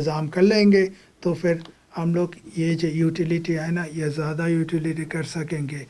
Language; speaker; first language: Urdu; non-native, fluent; Bangla